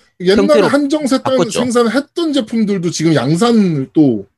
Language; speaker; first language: Korean; native; Korean